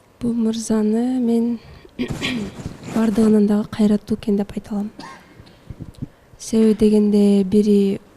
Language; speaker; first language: Kyrgyz; native; Kyrgyz